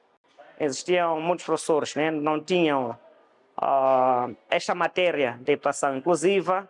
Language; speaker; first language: Portuguese; non-native, local second language; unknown